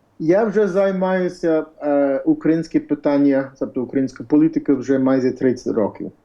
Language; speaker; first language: Ukrainian; early bilingual, heritage; Ukrainian